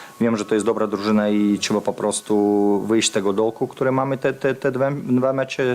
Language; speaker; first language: Polish; non-native, fluent; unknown